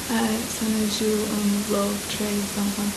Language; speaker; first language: French; non-native, learner; English